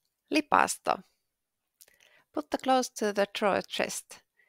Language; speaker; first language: English; non-native, fluent; Finnish